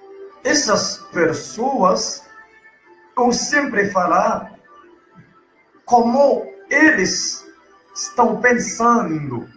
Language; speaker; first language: Portuguese; non-native, learner; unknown